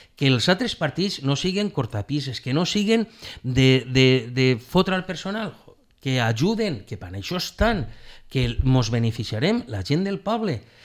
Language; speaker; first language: Catalan; native; Catalan